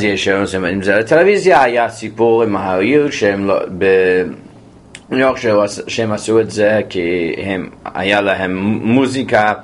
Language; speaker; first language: Hebrew; non-native, fluent; English